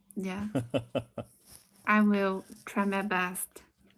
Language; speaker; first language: English; non-native, learner; Chinese